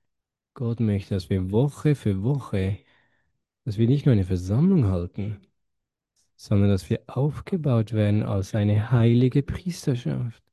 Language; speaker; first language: German; non-native, fluent; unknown